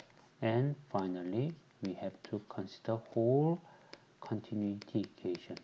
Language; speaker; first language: English; non-native, fluent; Korean